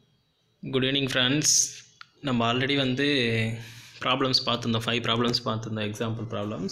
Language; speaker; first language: Tamil; native; Tamil